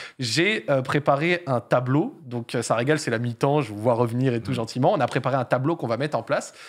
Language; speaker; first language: French; native; French